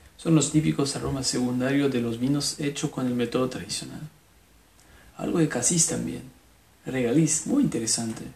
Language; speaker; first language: Spanish; non-native, fluent; French